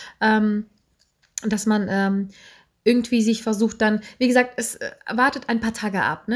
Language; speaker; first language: German; native; German